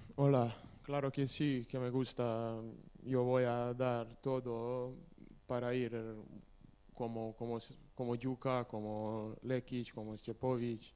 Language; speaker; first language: Spanish; non-native, learner; Serbian